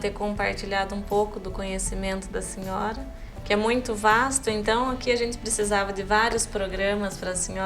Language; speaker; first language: Portuguese; native; Portuguese